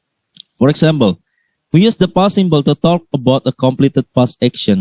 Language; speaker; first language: English; non-native, learner; Indonesian